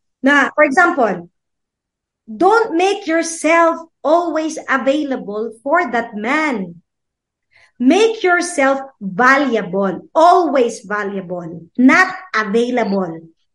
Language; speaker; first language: English; non-native, local second language; Filipino